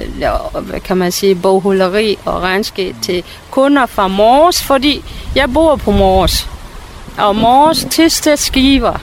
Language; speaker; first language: Danish; non-native, fluent; Burmese